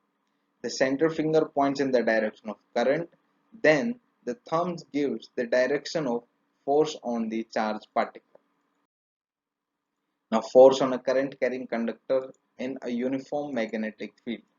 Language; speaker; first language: English; non-native, local second language; Hindi